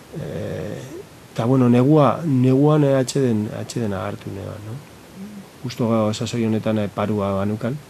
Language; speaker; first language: Basque; non-native, local second language; Spanish